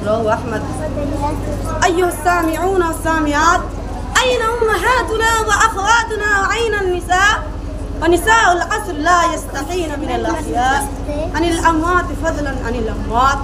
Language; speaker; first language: Arabic; non-native, learner; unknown